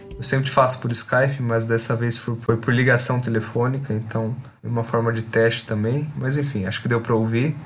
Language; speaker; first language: Portuguese; native; Portuguese